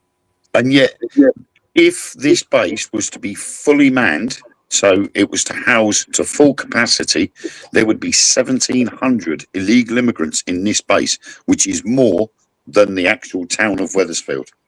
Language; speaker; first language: English; native; English